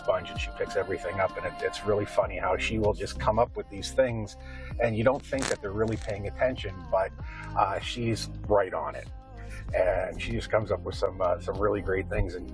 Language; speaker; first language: English; non-native, fluent; Ukrainian